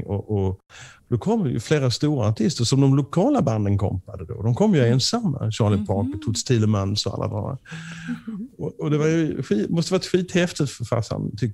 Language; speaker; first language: Swedish; native; Swedish